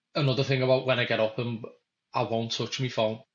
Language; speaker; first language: English; native; English